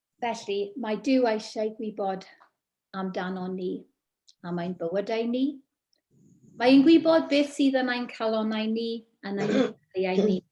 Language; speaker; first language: Welsh; non-native, local second language; English